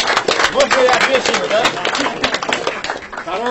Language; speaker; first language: Russian; native; Russian